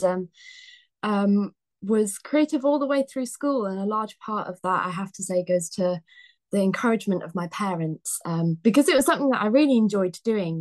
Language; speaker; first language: English; native; English